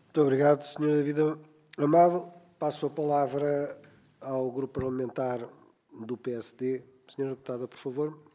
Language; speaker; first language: Portuguese; native; Portuguese